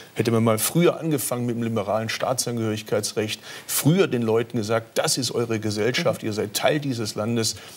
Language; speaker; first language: German; early bilingual, other home language; Turkish